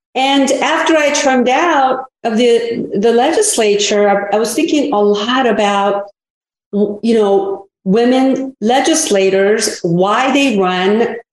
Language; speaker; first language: English; early bilingual, other home language; Korean